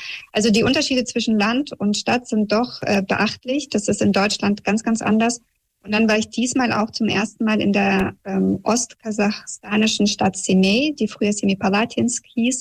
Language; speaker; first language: German; early bilingual, other home language; Russian